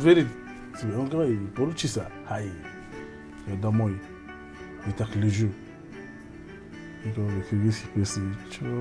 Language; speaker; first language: Russian; non-native, learner; English